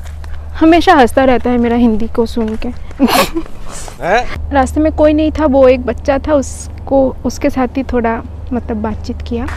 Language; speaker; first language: Hindi; non-native, local second language; Bangla